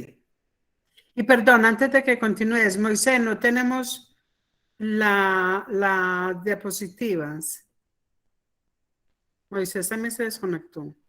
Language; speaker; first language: Spanish; native; Spanish